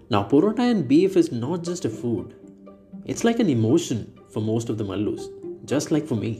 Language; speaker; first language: English; non-native, local second language; Malayalam